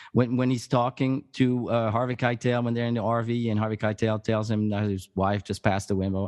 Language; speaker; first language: English; non-native, fluent; French